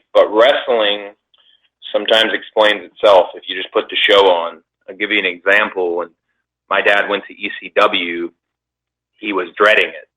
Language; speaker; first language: English; native; English